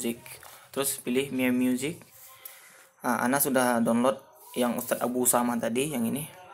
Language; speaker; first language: Indonesian; native; Indonesian